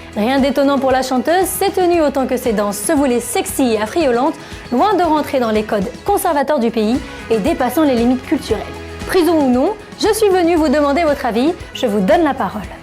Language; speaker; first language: French; native; French